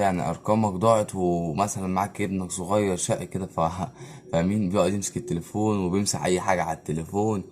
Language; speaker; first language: Arabic; native; Arabic